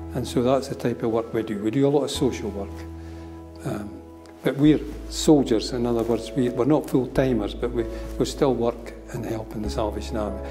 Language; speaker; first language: English; native; English